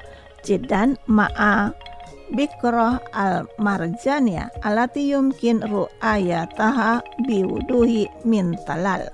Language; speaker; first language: Arabic; non-native, learner; Indonesian